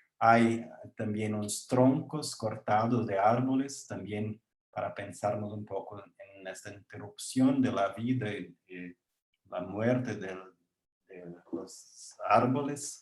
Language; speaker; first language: Spanish; non-native, learner; Portuguese